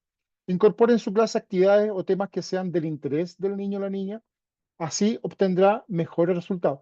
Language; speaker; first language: Spanish; native; Spanish